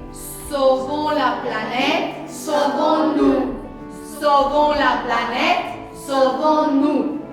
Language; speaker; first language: French; non-native, fluent; Slovenian